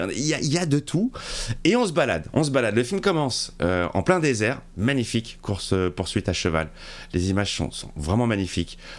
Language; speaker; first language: French; native; French